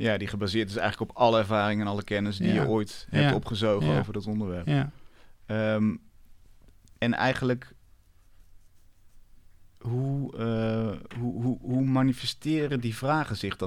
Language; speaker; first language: Dutch; native; Dutch